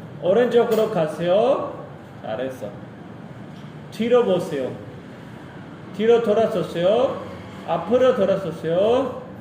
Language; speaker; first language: Korean; non-native, learner; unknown